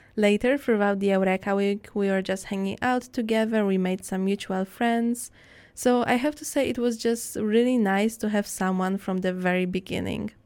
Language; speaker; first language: English; non-native, fluent; Polish